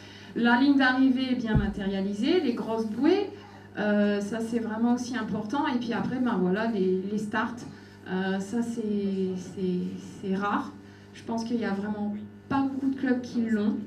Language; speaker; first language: French; native; French